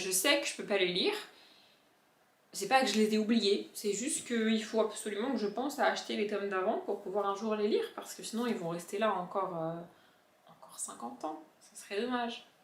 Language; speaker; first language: French; native; French